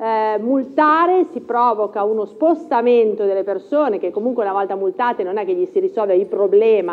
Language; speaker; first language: Italian; native; Italian